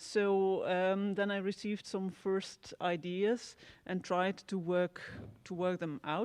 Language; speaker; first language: English; non-native, fluent; Dutch